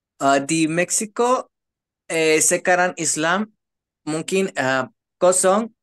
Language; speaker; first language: Indonesian; non-native, learner; Spanish